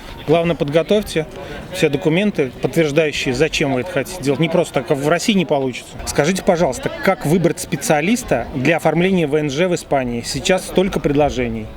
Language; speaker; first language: Russian; native; Russian